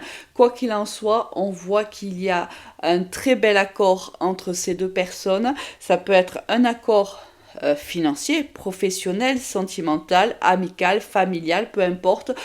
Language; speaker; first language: French; native; French